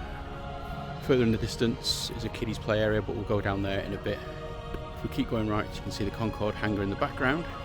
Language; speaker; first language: English; native; English